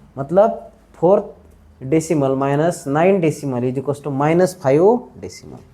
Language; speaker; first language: Hindi; non-native, local second language; Marathi